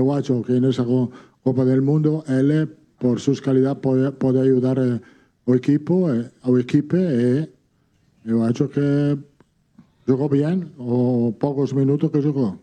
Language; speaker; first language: Portuguese; non-native, fluent; Italian